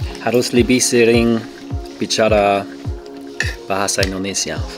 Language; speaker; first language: Indonesian; non-native, learner; German